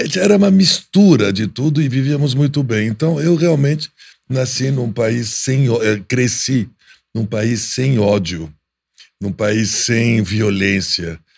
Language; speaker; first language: Portuguese; non-native, fluent; Arabic